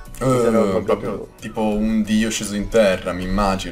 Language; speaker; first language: Italian; native; Italian